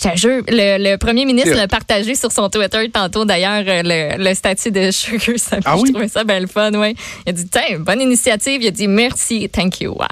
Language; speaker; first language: French; native; French